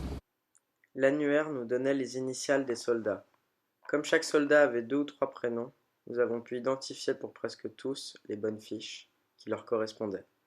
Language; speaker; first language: French; native; French